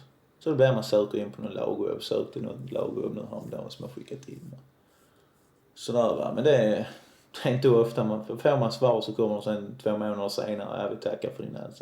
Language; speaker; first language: Swedish; native; Swedish